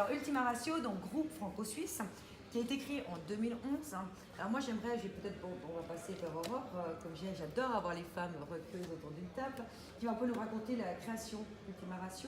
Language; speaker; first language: French; native; French